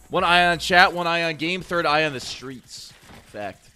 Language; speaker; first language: English; native; English